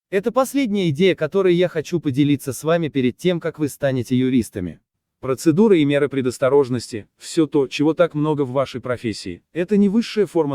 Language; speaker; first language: Russian; native; Russian